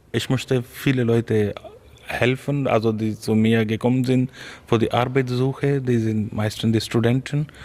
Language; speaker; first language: German; non-native, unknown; Urdu